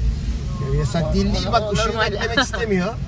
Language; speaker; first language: Turkish; native; Turkish